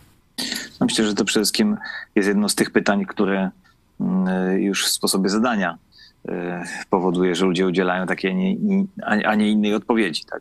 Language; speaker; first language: Polish; native; Polish